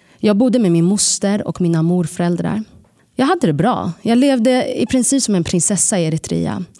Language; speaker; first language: Swedish; early bilingual, other home language; Tigrinya